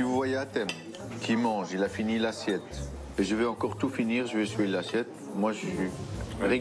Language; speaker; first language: French; non-native, fluent; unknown